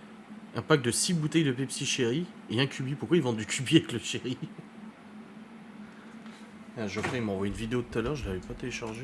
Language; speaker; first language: French; native; French